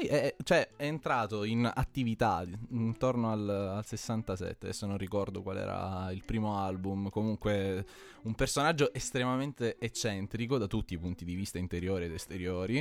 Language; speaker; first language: Italian; native; Italian